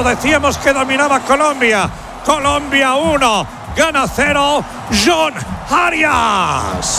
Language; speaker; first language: Spanish; native; Spanish